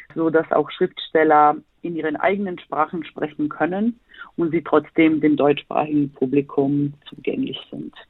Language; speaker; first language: German; non-native, fluent; Bosnian